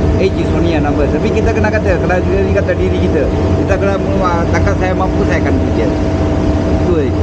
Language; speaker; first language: Malay; native; Malay